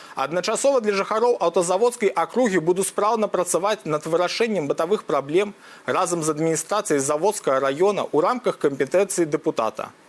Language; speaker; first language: Belarusian; native; Belarusian